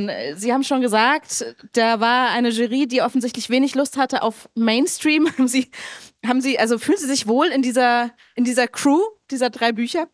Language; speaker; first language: German; native; German